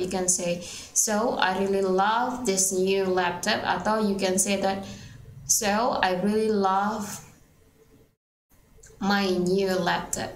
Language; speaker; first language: English; non-native, fluent; Indonesian